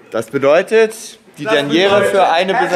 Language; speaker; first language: German; native; German